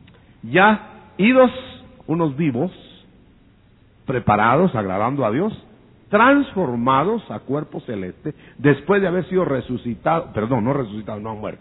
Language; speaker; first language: Spanish; native; Spanish